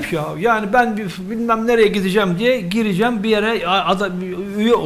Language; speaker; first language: Turkish; native; Turkish